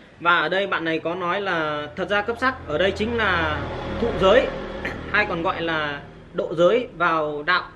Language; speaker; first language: Vietnamese; non-native, local second language; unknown